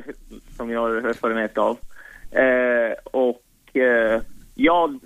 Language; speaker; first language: Swedish; non-native, fluent; Italian